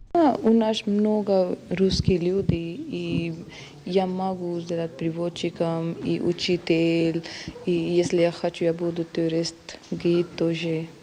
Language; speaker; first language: Russian; non-native, learner; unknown